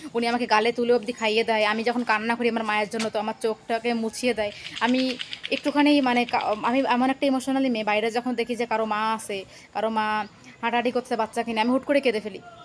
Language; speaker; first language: Bangla; native; Bangla